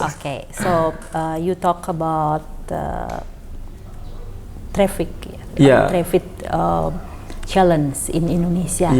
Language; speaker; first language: English; non-native, fluent; Indonesian